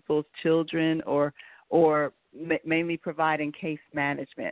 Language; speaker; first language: English; native; English